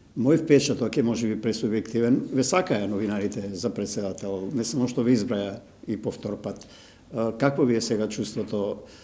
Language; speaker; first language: Macedonian; native; Macedonian